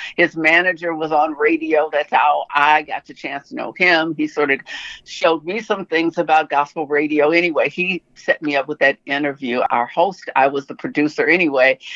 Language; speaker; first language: English; native; English